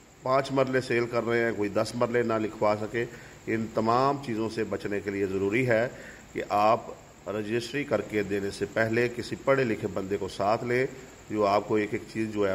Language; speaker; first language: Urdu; non-native, local second language; Punjabi